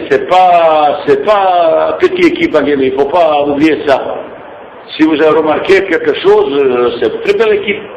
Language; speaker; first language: French; non-native, fluent; Bosnian